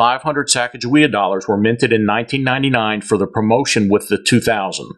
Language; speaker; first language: English; native; English